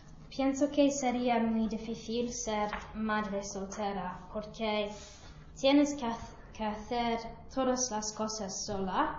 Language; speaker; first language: Spanish; non-native, learner; English